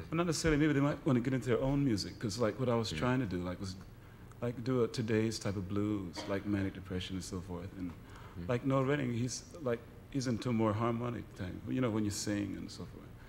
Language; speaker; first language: English; native; English